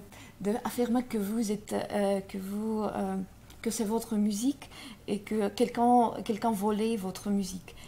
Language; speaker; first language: French; non-native, learner; Russian